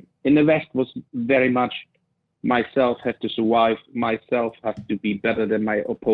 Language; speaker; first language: English; non-native, fluent; German